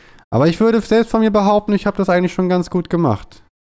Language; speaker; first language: German; native; German